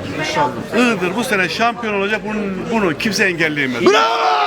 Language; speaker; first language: Turkish; native; Turkish